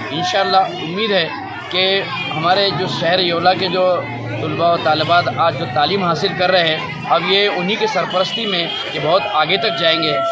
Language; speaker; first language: Urdu; native; Urdu